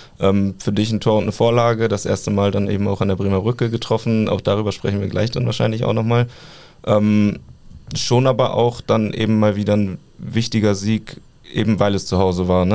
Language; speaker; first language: German; native; German